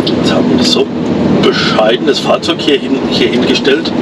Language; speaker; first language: German; native; German